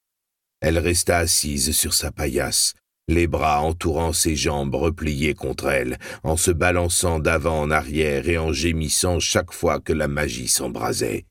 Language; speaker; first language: French; native; French